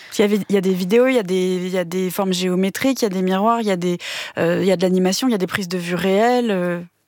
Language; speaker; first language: French; native; French